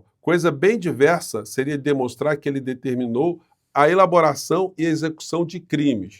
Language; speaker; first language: Portuguese; native; Portuguese